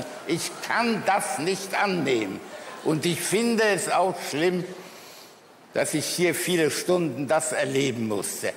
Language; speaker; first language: German; early bilingual, other home language; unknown